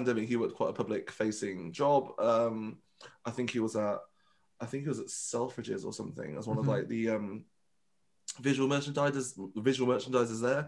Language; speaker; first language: English; non-native, local second language; Vietnamese